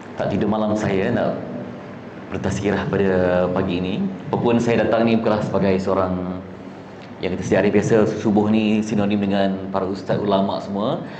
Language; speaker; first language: Malay; native; Malay